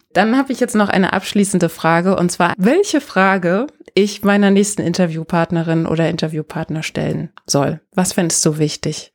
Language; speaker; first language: German; native; German